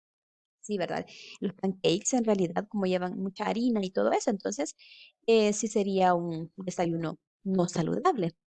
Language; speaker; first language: Spanish; native; Spanish